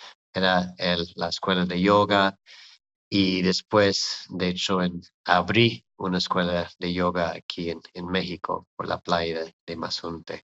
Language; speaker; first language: Spanish; non-native, fluent; English